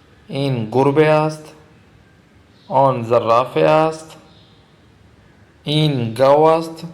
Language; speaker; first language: Persian; non-native, fluent; Urdu